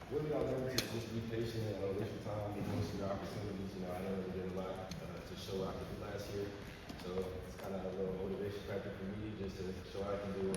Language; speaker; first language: English; native; English